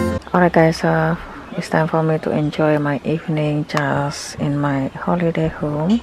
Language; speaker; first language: English; non-native, learner; Indonesian